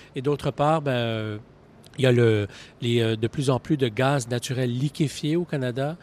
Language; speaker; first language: French; native; French